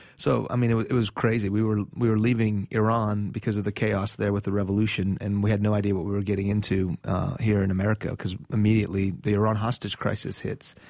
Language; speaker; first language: English; non-native, fluent; Persian